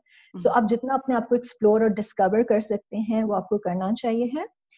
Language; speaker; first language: English; non-native, local second language; Urdu